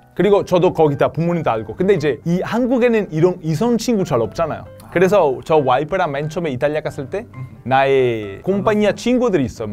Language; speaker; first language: Korean; non-native, fluent; Italian